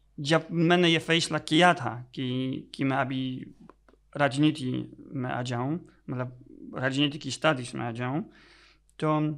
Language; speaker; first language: Hindi; non-native, fluent; Polish